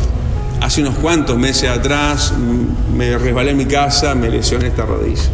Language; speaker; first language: Spanish; native; Spanish